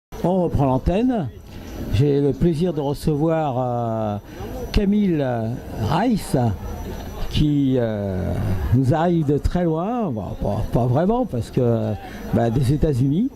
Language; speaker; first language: French; native; French